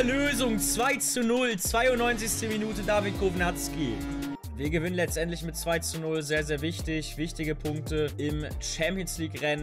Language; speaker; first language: German; native; German